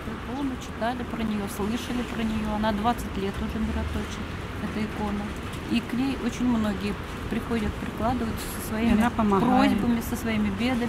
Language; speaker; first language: Russian; native; Russian